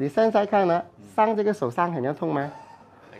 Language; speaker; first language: Chinese; non-native, local second language; Cantonese